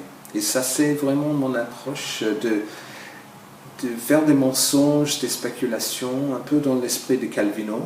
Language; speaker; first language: French; non-native, fluent; English